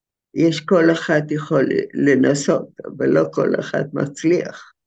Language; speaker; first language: Hebrew; non-native, fluent; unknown